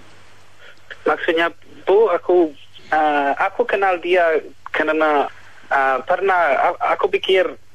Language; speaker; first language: Indonesian; non-native, learner; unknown